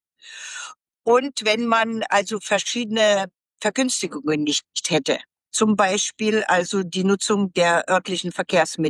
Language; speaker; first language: German; native; German